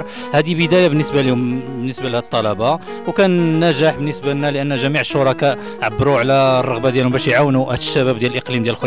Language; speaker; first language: Arabic; native; Arabic